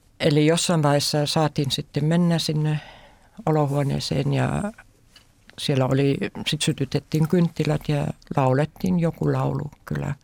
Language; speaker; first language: Finnish; non-native, fluent; German